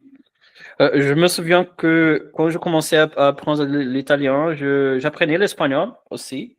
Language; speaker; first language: French; non-native, fluent; Portuguese